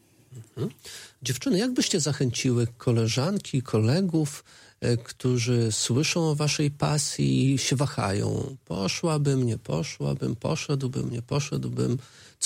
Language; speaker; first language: Polish; native; Polish